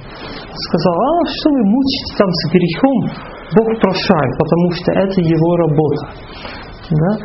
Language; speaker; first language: Russian; non-native, fluent; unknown